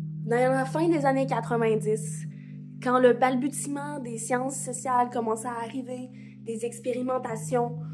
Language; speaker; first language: French; native; French